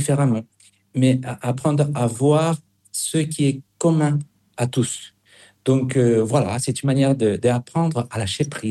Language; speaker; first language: French; non-native, fluent; Spanish